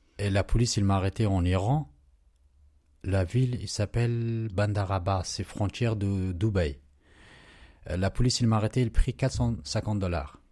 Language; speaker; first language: French; non-native, learner; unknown